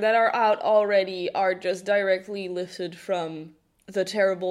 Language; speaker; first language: English; non-native, fluent; Dutch